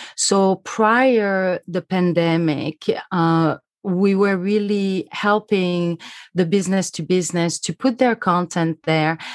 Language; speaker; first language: English; non-native, fluent; French